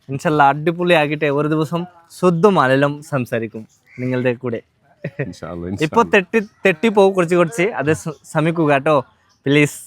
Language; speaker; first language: Malayalam; non-native, learner; Bangla